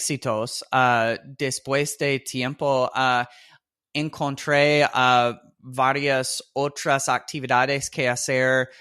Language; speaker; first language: Spanish; non-native, fluent; English